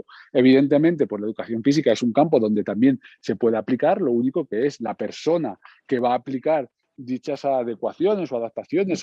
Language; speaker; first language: Spanish; native; Spanish